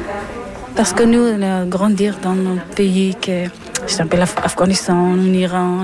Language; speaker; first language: French; non-native, learner; Persian